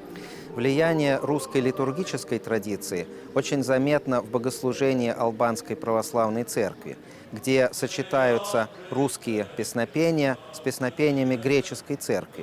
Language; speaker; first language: Russian; native; Russian